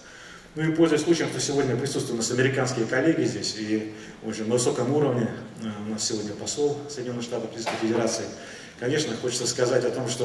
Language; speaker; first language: Russian; native; Russian